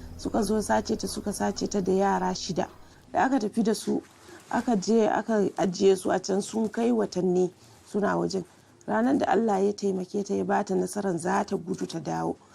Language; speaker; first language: Hausa; native; Hausa